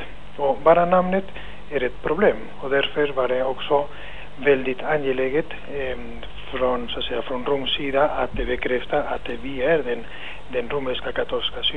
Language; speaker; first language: Swedish; non-native, fluent; Spanish